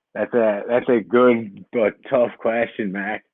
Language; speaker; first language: English; native; English